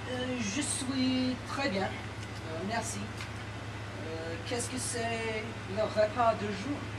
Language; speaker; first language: French; non-native, learner; English